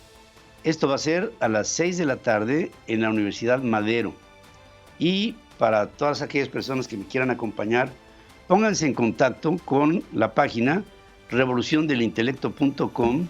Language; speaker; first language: Spanish; native; Spanish